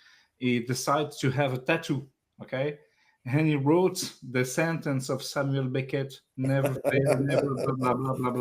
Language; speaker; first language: English; non-native, learner; French